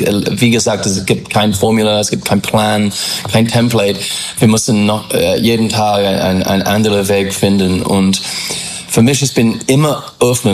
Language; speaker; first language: German; non-native, fluent; English